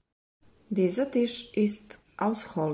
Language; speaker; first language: German; non-native, fluent; Serbian